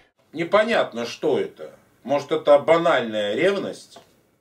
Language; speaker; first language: Russian; native; Russian